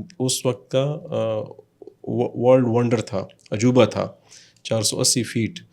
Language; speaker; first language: Urdu; non-native, local second language; Pashto